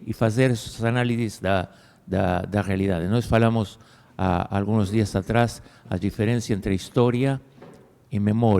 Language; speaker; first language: Portuguese; non-native, fluent; Spanish